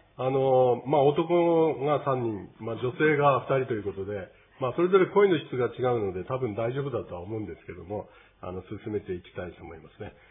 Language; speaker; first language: Japanese; native; Japanese